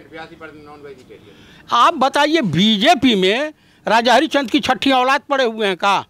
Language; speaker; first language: Hindi; native; Hindi